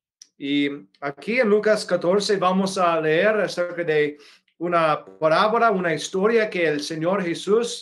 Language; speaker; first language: Spanish; non-native, fluent; English